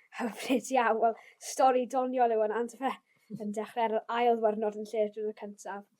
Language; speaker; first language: Welsh; non-native, local second language; English